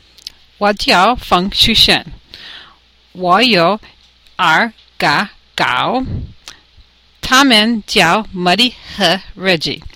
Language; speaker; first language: Chinese; non-native, learner; English